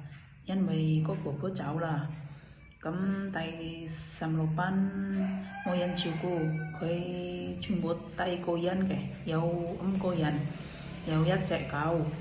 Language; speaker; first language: Cantonese; non-native, learner; Indonesian